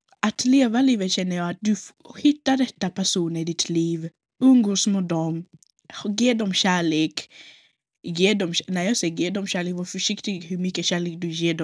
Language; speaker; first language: Swedish; non-native, local second language; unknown